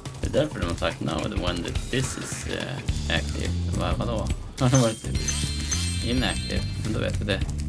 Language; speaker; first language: Swedish; native; Swedish